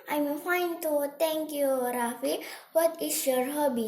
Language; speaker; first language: English; non-native, learner; Indonesian